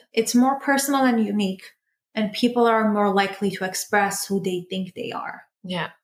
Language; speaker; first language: English; early bilingual, other home language; Persian